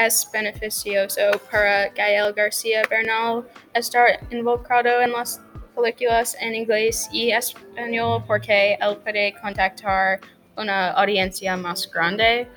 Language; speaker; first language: Spanish; non-native, learner; English